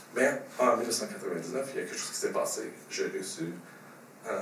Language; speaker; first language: French; native; French